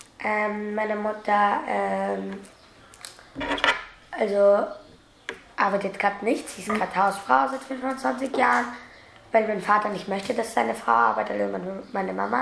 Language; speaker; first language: German; early bilingual, other home language; Turkish